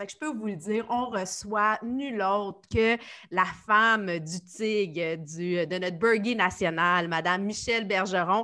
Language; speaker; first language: French; native; French